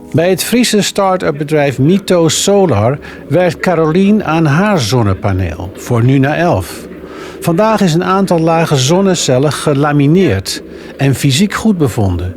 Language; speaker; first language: Dutch; native; Dutch